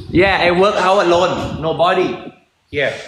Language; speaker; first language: English; non-native, learner; Thai